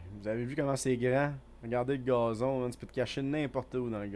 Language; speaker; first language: French; native; French